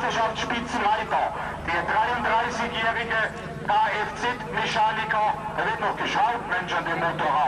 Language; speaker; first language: German; native; German